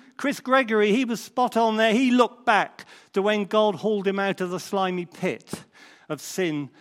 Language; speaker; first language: English; native; English